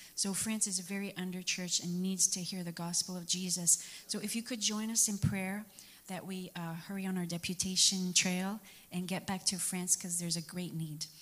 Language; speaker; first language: English; early bilingual, other home language; French